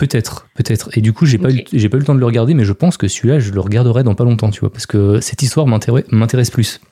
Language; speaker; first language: French; native; French